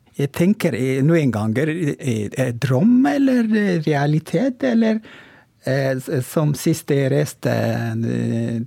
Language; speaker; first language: Norwegian; non-native, learner; Oromo